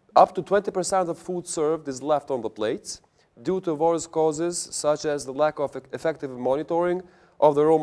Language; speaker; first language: English; non-native, fluent; Albanian